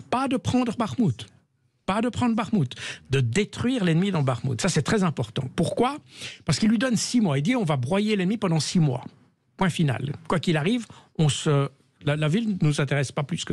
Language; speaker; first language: French; native; French